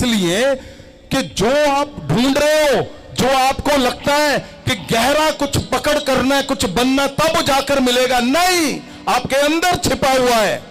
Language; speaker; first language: Hindi; non-native, local second language; Punjabi